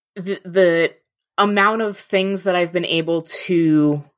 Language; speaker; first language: English; native; English